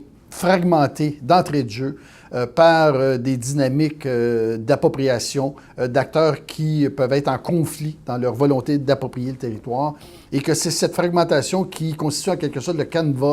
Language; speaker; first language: French; native; French